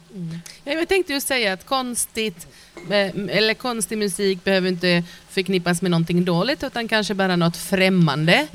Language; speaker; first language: Swedish; native; Swedish